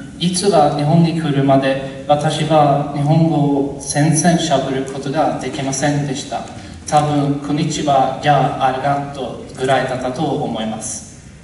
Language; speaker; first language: Japanese; non-native, learner; Swedish